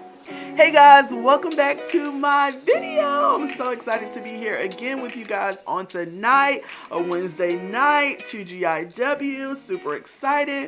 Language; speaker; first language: English; native; English